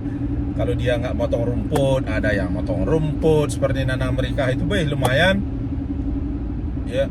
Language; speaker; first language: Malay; non-native, local second language; Balinese